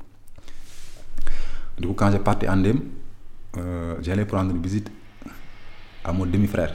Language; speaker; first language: French; non-native, local second language; Wolof